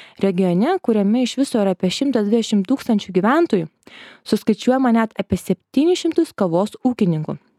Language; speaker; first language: Lithuanian; native; Lithuanian